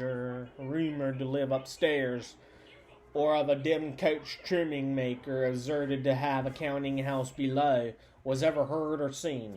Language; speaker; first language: English; native; English